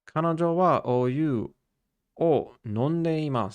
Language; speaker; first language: Japanese; non-native, learner; English